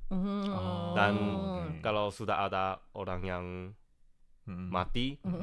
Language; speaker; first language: Indonesian; non-native, fluent; Chinese